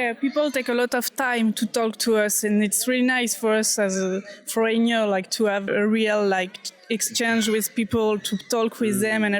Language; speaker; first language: English; non-native, learner; French